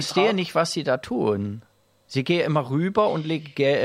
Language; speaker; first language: German; native; German